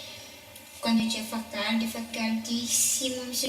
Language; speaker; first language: Italian; non-native, learner; Somali